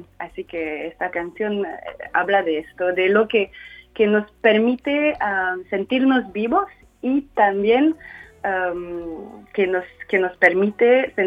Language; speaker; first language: Spanish; non-native, fluent; French